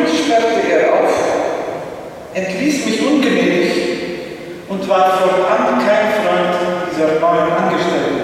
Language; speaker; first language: German; native; German